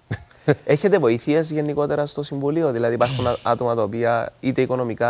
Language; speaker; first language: Greek; native; Greek